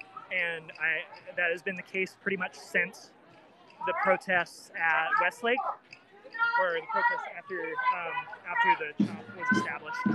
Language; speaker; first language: English; native; English